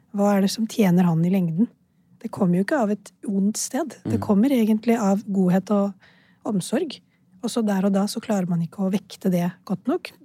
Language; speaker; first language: Norwegian; early bilingual, other home language; Urdu